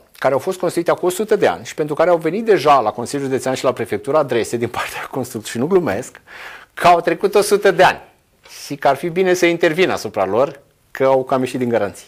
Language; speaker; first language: Romanian; native; Romanian